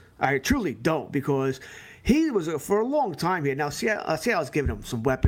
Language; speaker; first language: English; native; English